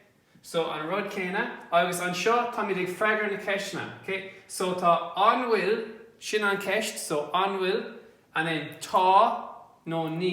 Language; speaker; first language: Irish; non-native, local second language; English